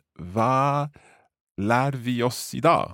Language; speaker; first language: Swedish; non-native, learner; English